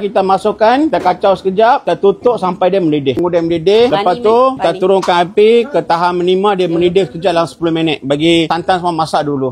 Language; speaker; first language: Malay; native; Malay